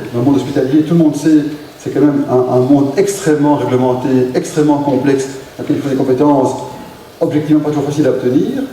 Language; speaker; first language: French; native; French